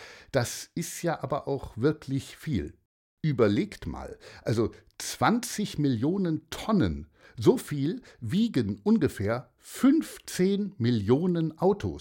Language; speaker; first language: German; native; German